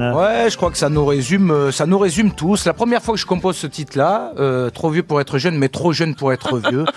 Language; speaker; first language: French; native; French